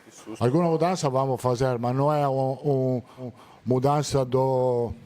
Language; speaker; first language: Portuguese; non-native, fluent; Italian